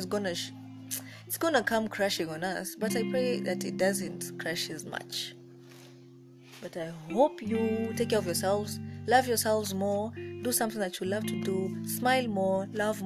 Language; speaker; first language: English; non-native, local second language; Kikuyu